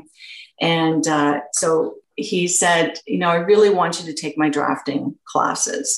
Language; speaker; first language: English; native; English